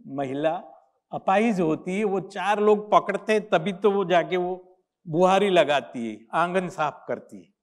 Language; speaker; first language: Hindi; non-native, local second language; Gujarati